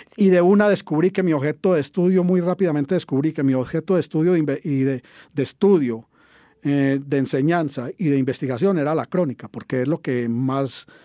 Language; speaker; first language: Spanish; native; Spanish